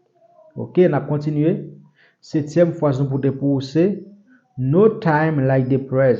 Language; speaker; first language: French; non-native, learner; Haitian Creole